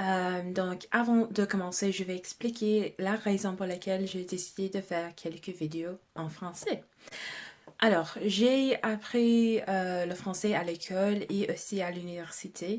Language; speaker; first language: French; non-native, fluent; English